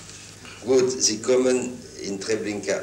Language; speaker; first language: German; non-native, fluent; French